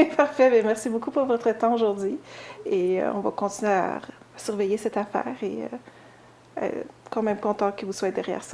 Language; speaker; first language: French; native; French